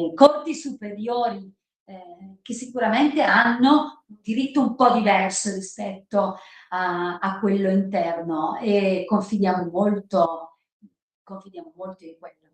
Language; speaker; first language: Italian; native; Italian